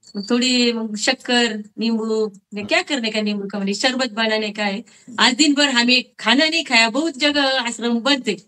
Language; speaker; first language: Hindi; non-native, local second language; Marathi